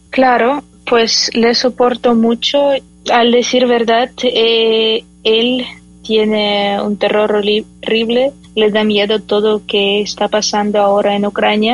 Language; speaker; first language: Spanish; non-native, fluent; Ukrainian